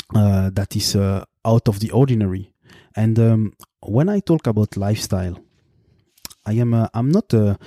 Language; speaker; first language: English; non-native, fluent; French